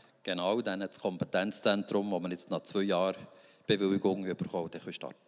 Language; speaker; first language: German; native; German